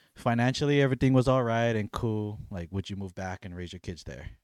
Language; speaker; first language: English; native; English